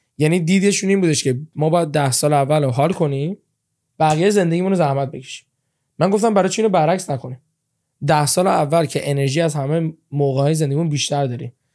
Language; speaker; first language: Persian; early bilingual, heritage; Persian